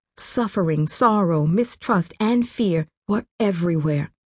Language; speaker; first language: English; non-native, local second language; Kinyarwanda